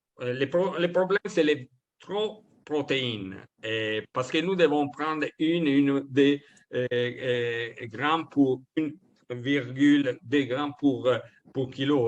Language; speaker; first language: French; non-native, learner; Italian